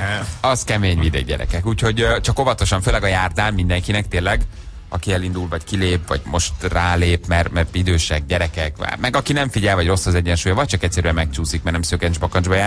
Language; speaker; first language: Hungarian; native; Hungarian